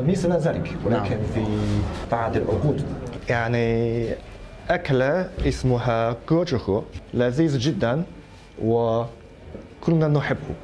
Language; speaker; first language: Arabic; non-native, fluent; Chinese